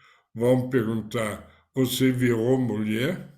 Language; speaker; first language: Portuguese; non-native, fluent; German